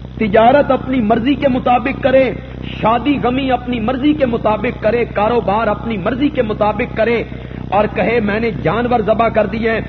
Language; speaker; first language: Urdu; non-native, local second language; Punjabi